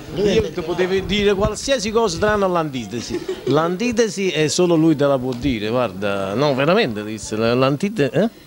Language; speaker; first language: Italian; native; Italian